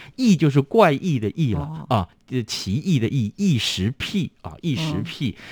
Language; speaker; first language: Chinese; native; Chinese